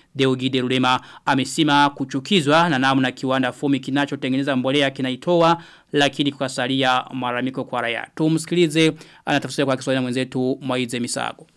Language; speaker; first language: Swahili; non-native, local second language; Rundi